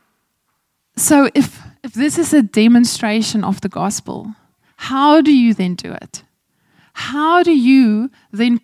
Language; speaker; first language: English; non-native, local second language; Afrikaans